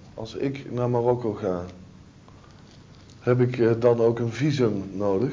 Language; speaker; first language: Dutch; native; Dutch